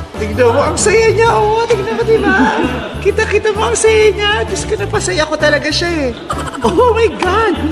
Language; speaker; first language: Filipino; native; Filipino